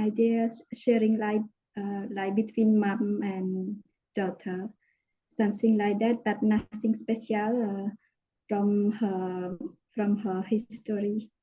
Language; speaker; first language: English; non-native, learner; Khmer